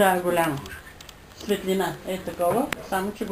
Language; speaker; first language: Bulgarian; native; Bulgarian